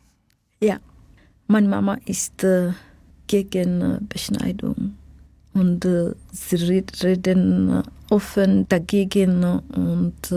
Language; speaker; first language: German; non-native, fluent; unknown